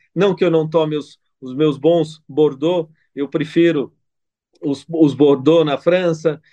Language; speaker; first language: Portuguese; non-native, fluent; Italian